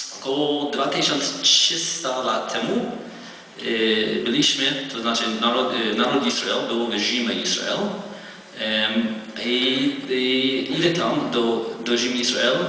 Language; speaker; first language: Polish; non-native, learner; Hebrew